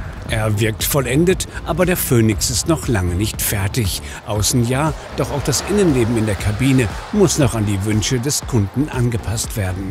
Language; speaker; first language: German; native; German